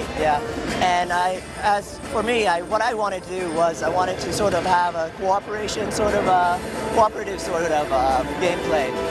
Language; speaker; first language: English; non-native, fluent; Japanese